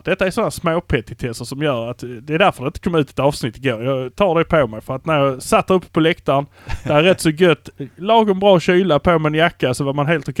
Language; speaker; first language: Swedish; native; Swedish